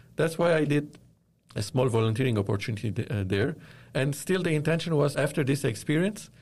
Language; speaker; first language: English; non-native, fluent; Arabic